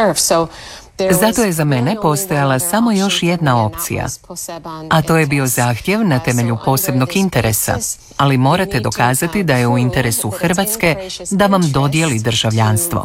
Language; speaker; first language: Croatian; non-native, fluent; English